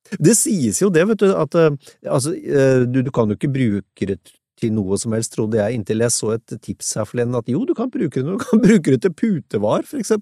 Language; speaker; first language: Norwegian; native; Norwegian